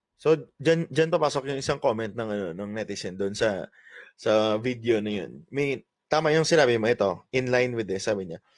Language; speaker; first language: Filipino; native; Filipino